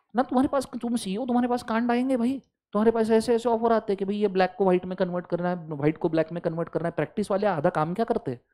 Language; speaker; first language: Hindi; non-native, local second language; Marathi